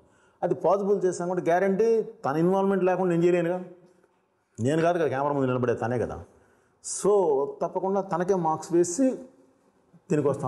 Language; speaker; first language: Telugu; native; Telugu